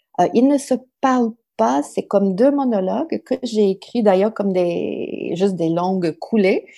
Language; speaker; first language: French; non-native, local second language; English